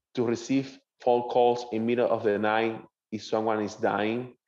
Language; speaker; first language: English; non-native, learner; Spanish